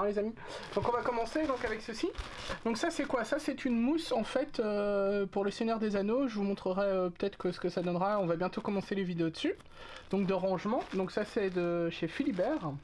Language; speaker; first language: French; native; French